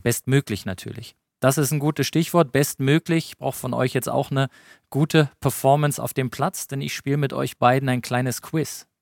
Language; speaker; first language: German; native; German